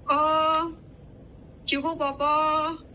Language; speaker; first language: Cantonese; non-native, learner; Indonesian